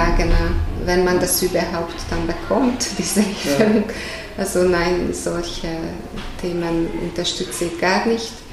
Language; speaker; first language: German; non-native, fluent; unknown